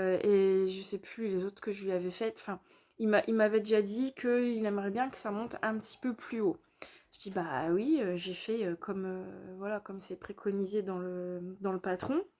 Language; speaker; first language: French; native; French